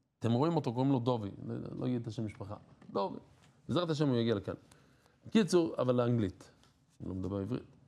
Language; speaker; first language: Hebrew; non-native, fluent; English